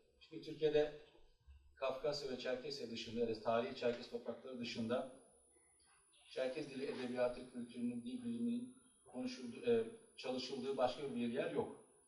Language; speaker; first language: Turkish; native; Turkish